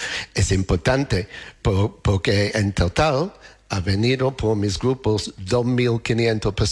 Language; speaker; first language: Spanish; non-native, learner; English